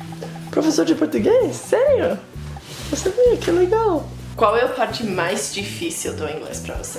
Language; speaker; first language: Portuguese; non-native, fluent; English